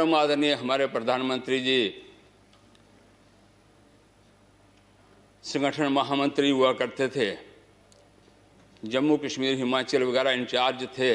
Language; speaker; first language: Hindi; non-native, local second language; Dogri